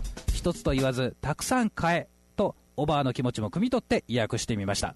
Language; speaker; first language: Japanese; native; Japanese